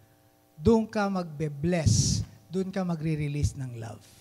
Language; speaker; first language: Filipino; native; Filipino